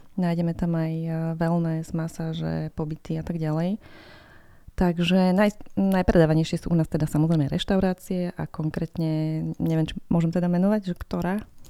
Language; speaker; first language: Slovak; native; Slovak